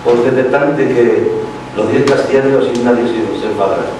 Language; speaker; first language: Spanish; native; Spanish